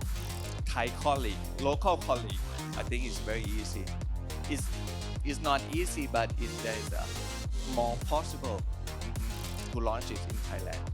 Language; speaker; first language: English; non-native, learner; Thai